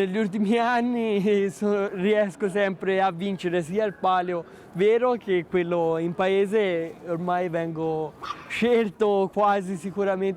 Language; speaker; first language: Italian; native; Italian